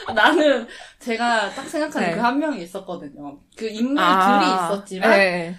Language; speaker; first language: Korean; early bilingual, heritage; Korean